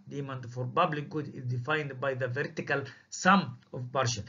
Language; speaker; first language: English; non-native, fluent; Arabic